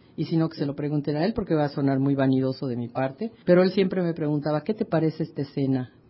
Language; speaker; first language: Spanish; native; Spanish